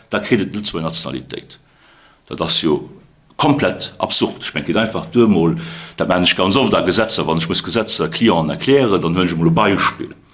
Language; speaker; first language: Luxembourgish; native; Luxembourgish